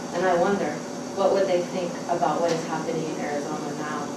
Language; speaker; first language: English; native; English